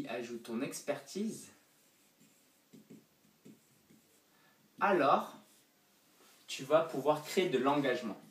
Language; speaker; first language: French; native; French